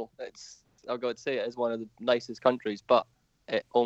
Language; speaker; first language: English; native; English